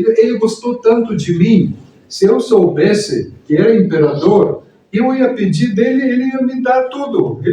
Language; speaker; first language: Portuguese; non-native, fluent; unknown